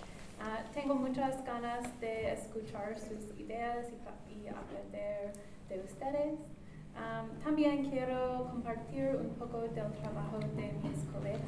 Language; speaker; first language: Spanish; non-native, learner; English